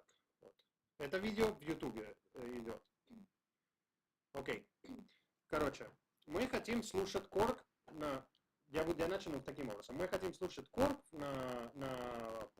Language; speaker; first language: Russian; non-native, learner; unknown